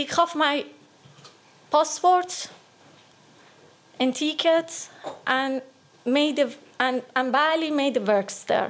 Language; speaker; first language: Dutch; non-native, learner; Persian